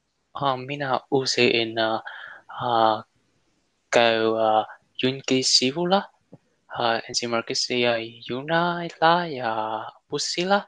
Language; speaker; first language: Finnish; non-native, learner; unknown